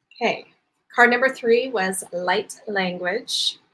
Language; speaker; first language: English; native; English